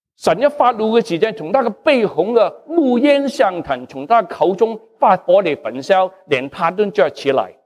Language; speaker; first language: Chinese; non-native, local second language; Cantonese